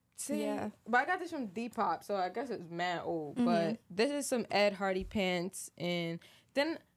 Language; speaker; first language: English; native; English